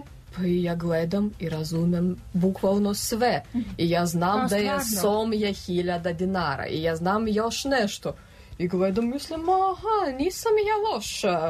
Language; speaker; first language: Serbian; non-native, learner; Russian